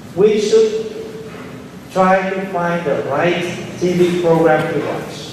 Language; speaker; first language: English; early bilingual, other home language; Vietnamese